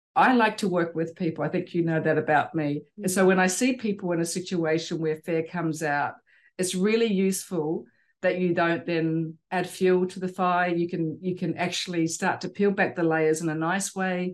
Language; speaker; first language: English; native; English